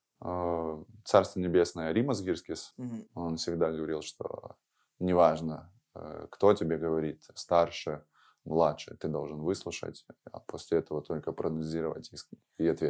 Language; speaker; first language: Russian; native; Russian